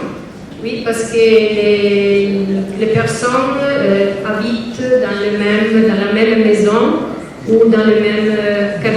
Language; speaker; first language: French; non-native, learner; Italian